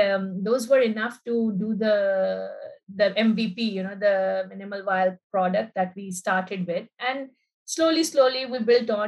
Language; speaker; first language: English; non-native, local second language; Urdu